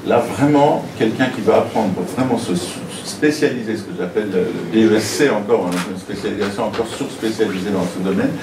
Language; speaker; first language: French; non-native, fluent; Persian